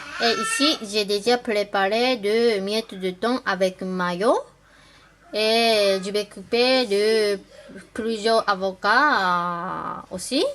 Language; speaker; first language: French; non-native, learner; Japanese